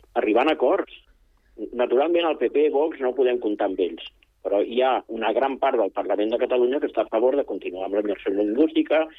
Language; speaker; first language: Catalan; non-native, local second language; Spanish